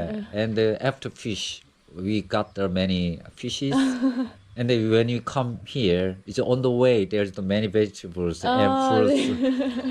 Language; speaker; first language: English; non-native, learner; Korean